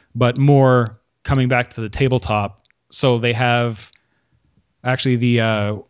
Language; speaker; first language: English; native; English